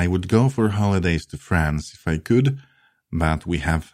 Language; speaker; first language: English; non-native, fluent; Polish